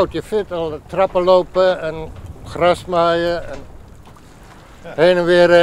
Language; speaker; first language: Dutch; non-native, fluent; English